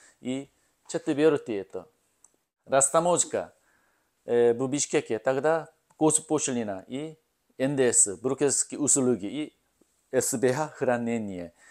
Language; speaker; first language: Russian; non-native, learner; Korean